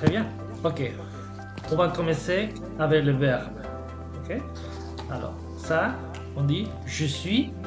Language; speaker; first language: French; non-native, fluent; Spanish